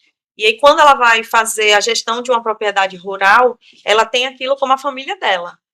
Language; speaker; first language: Portuguese; native; Portuguese